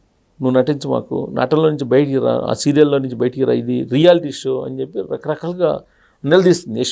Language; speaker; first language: Telugu; native; Telugu